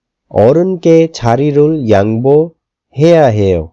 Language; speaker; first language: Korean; non-native, fluent; Urdu